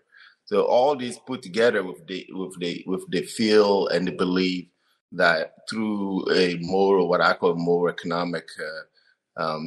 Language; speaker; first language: English; non-native, fluent; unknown